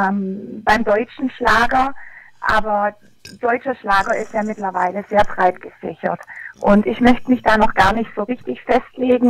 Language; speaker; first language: German; native; German